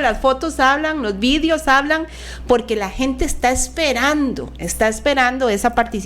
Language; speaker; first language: Spanish; native; Spanish